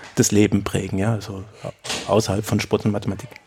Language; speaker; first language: German; native; German